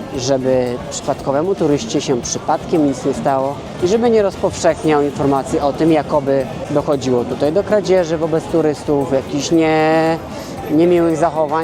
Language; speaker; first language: Polish; native; Polish